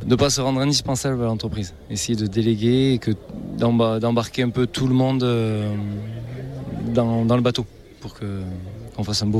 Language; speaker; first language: French; native; French